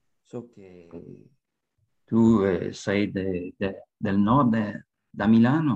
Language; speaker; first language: Italian; non-native, learner; French